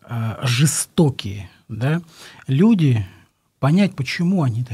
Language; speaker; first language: Russian; native; Russian